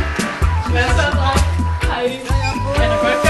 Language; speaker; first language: Danish; native; Danish